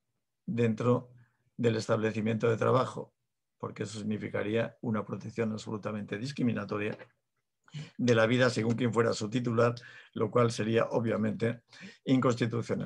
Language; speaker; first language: Spanish; native; Spanish